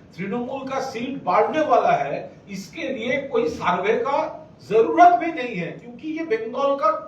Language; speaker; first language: Hindi; non-native, local second language; Bangla